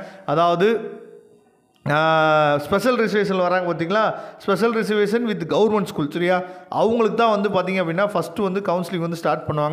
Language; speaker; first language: Tamil; native; Tamil